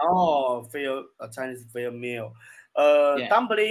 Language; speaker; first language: English; non-native, learner; Chinese